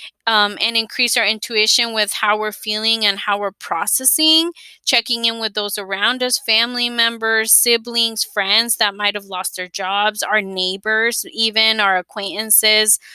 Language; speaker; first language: English; early bilingual, other home language; Spanish